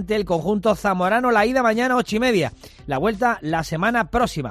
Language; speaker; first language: Spanish; native; Spanish